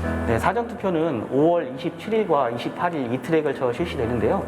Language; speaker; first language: Korean; native; Korean